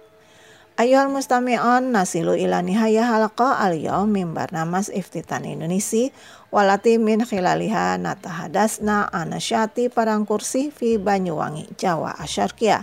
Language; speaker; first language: Arabic; non-native, learner; Indonesian